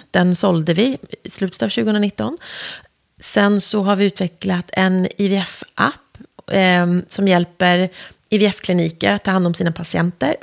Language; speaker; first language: Swedish; native; Swedish